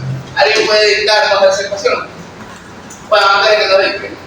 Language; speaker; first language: Spanish; native; Spanish